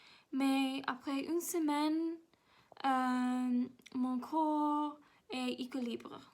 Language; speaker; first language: French; non-native, learner; English